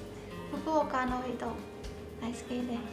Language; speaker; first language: Japanese; non-native, learner; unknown